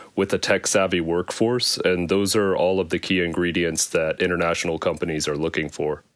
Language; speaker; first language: English; native; English